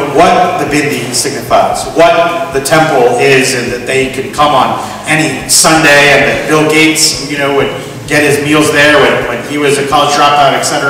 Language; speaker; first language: English; native; English